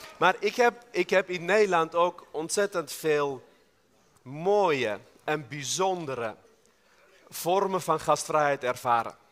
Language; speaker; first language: Dutch; non-native, fluent; Armenian